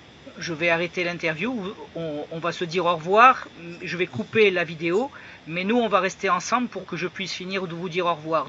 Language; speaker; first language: French; native; French